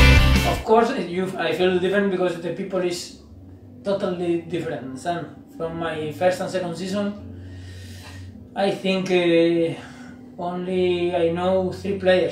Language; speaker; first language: English; non-native, learner; Spanish